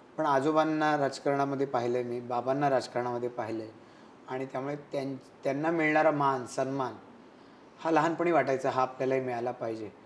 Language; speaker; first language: Marathi; native; Marathi